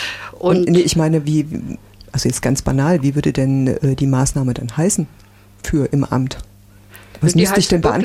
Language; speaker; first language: German; native; German